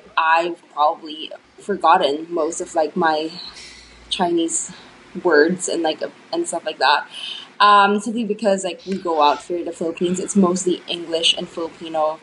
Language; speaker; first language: English; non-native, local second language; Filipino